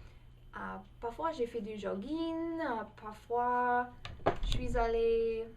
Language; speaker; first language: French; non-native, fluent; English